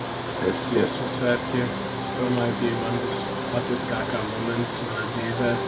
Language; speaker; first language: Latvian; early bilingual, heritage; Latvian